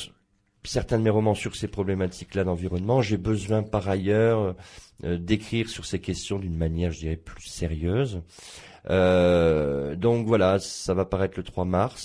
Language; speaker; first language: French; native; French